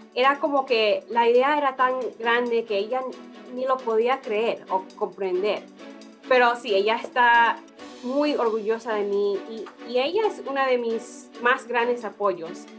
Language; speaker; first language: Spanish; early bilingual, heritage; Spanish